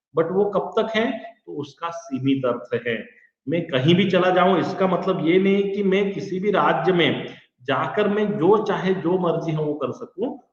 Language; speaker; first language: Hindi; non-native, local second language; Marathi